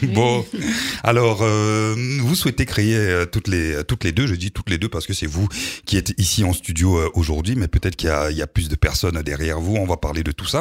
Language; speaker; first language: French; native; French